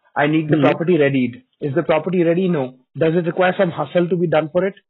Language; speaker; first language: English; non-native, local second language; Hindi